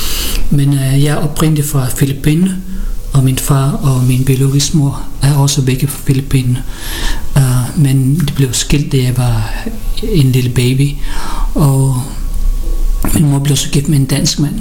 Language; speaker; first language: Danish; early bilingual, other home language; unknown